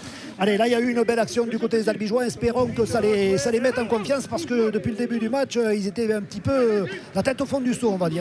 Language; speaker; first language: French; native; French